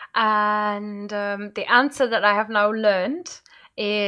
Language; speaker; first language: English; non-native, fluent; German